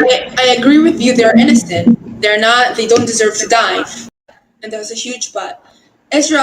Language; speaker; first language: English; non-native, fluent; Hebrew